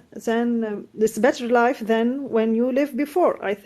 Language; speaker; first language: English; non-native, learner; Arabic